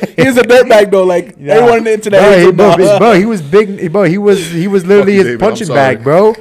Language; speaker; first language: English; native; English